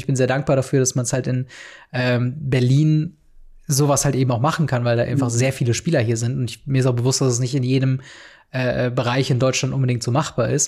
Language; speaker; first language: German; native; German